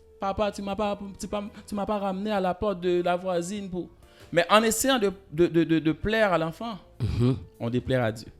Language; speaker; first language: French; non-native, local second language; Haitian Creole